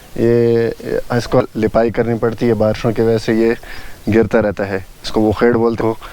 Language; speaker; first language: Urdu; non-native, local second language; Pashto